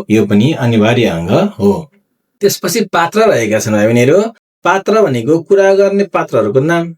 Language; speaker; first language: Nepali; native; Nepali